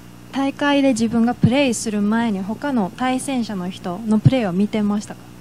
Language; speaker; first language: Japanese; native; Japanese